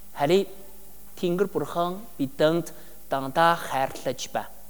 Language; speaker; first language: Mongolian; non-native, learner; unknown